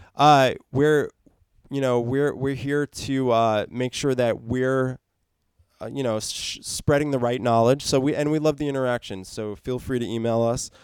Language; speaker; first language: English; native; English